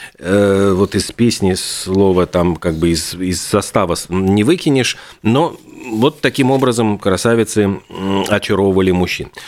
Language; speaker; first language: Russian; native; Russian